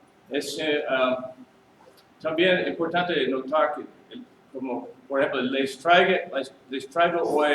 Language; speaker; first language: Spanish; non-native, learner; English